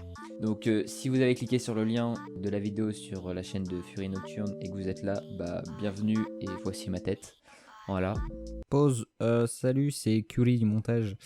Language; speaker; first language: French; native; French